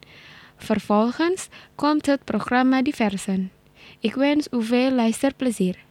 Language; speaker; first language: Dutch; non-native, learner; Indonesian